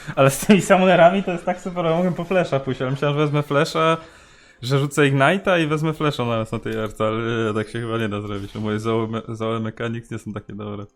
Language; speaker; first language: Polish; native; Polish